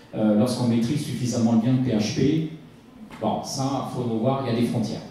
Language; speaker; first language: French; native; French